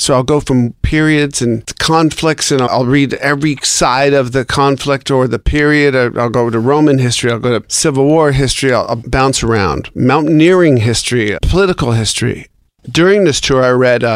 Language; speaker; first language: English; native; English